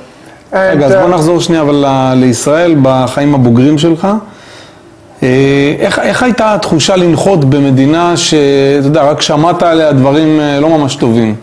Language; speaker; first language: Hebrew; native; Hebrew